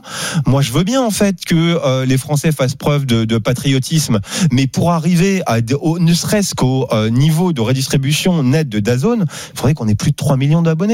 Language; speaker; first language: French; native; French